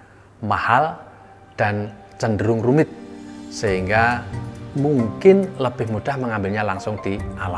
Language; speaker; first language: Indonesian; native; Indonesian